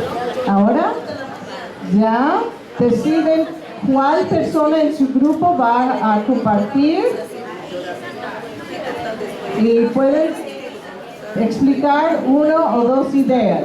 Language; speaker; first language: Spanish; non-native, fluent; English